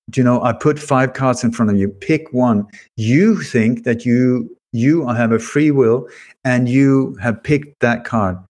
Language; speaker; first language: English; early bilingual, other home language; Swedish